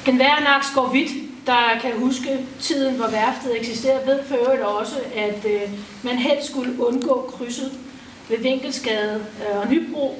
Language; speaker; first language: Danish; native; Danish